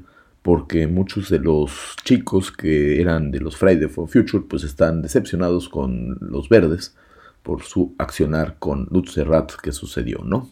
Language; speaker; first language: Spanish; native; Spanish